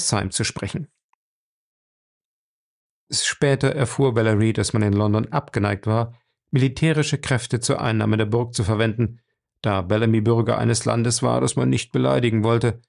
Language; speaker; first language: German; native; German